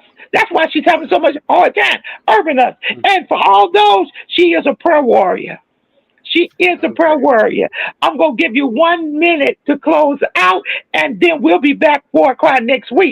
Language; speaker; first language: English; native; English